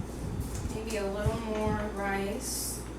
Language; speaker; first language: English; native; English